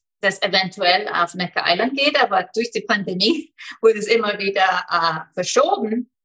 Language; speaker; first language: German; non-native, fluent; Icelandic